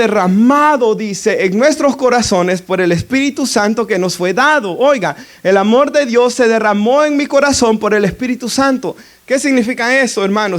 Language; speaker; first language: Spanish; native; Spanish